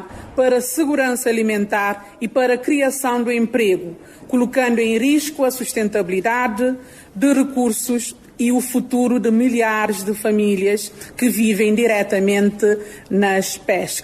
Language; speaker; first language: Portuguese; non-native, local second language; Kabuverdianu